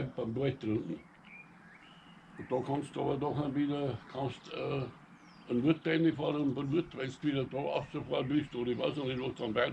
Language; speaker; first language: German; native; German